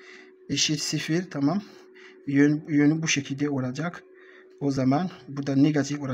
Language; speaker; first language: Turkish; non-native, learner; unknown